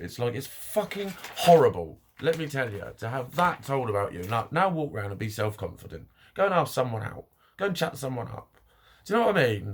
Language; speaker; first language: English; native; English